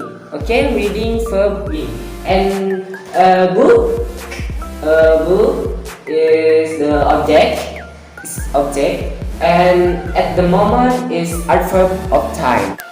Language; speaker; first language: English; non-native, learner; Indonesian